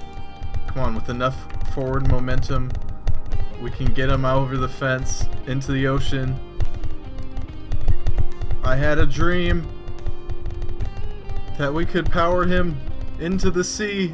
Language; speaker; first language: English; native; English